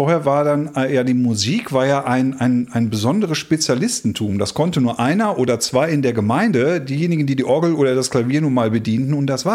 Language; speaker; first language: German; native; German